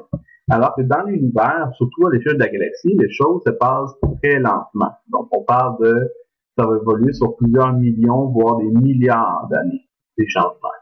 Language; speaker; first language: French; native; French